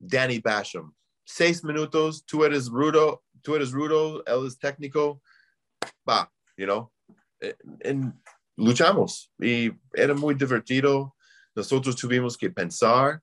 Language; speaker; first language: Spanish; non-native, learner; English